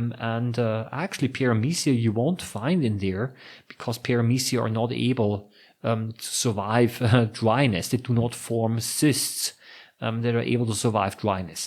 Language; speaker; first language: English; non-native, fluent; German